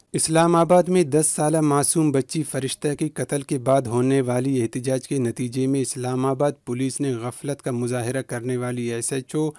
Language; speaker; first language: Urdu; non-native, local second language; Baluchi